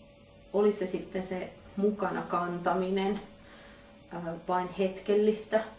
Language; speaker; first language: Finnish; native; Finnish